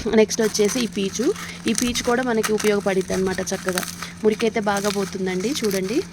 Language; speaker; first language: Telugu; native; Telugu